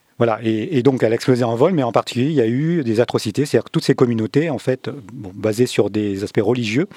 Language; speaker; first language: French; early bilingual, other home language; Vietnamese